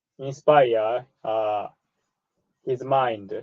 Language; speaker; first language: English; non-native, learner; Japanese